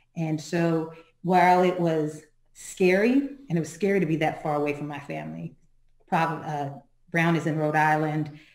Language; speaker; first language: English; native; English